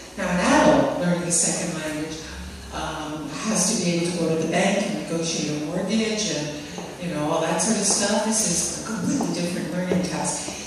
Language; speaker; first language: English; native; English